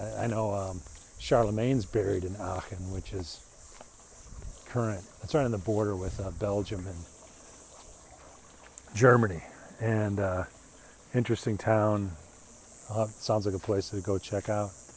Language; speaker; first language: English; native; English